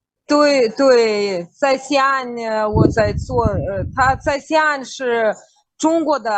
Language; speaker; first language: Chinese; non-native, fluent; Russian